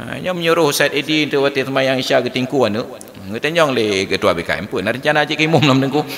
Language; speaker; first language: Malay; non-native, local second language; Achinese